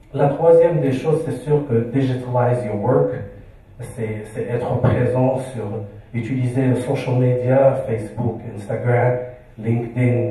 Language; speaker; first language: French; non-native, local second language; Arabic